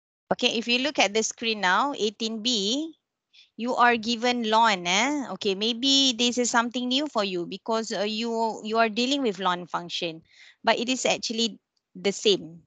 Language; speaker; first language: English; non-native, local second language; Malay